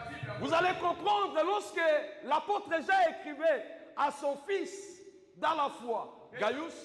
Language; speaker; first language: French; non-native, local second language; Lingala